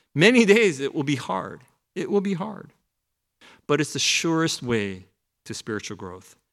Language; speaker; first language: English; early bilingual, other home language; Korean